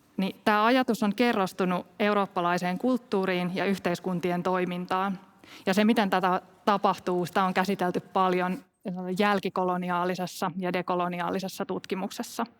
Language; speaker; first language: Finnish; native; Finnish